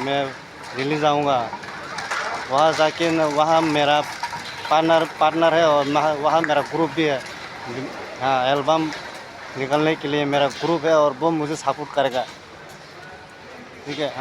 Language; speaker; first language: Hindi; non-native, local second language; Kok Borok